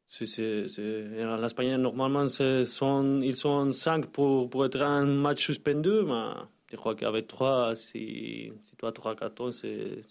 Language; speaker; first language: French; non-native, learner; Spanish